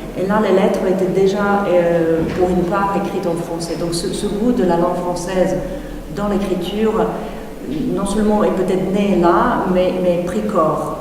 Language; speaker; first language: French; non-native, fluent; Czech